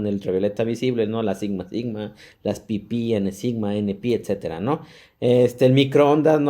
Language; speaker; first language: Spanish; native; Spanish